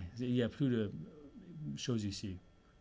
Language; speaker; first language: French; early bilingual, heritage; English